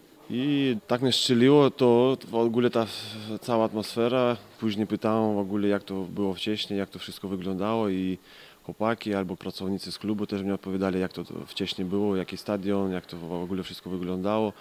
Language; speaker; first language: Polish; non-native, fluent; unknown